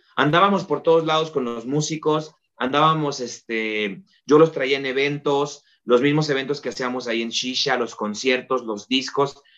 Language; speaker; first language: Spanish; native; Spanish